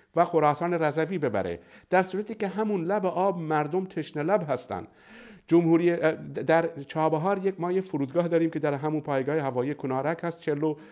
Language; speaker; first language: Persian; non-native, local second language; Baluchi